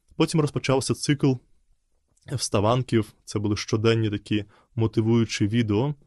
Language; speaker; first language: Ukrainian; non-native, fluent; Russian